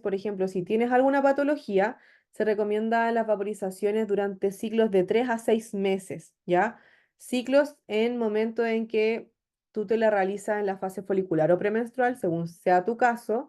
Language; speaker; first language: Spanish; native; Spanish